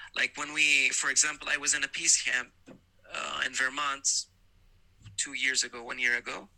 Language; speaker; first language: English; non-native, fluent; Arabic